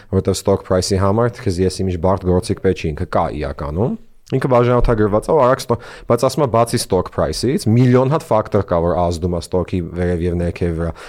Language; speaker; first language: Armenian; early bilingual, heritage; Armenian